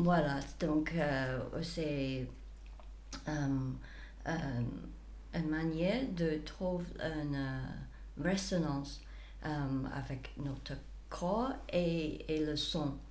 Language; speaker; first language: French; non-native, fluent; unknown